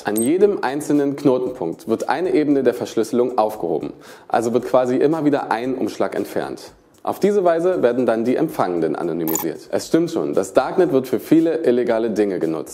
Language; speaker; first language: German; native; German